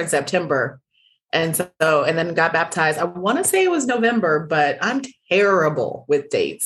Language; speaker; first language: English; native; English